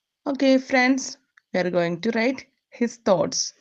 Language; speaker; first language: English; non-native, local second language; Malayalam